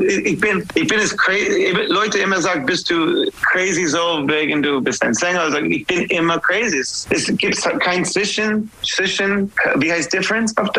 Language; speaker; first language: German; non-native, fluent; English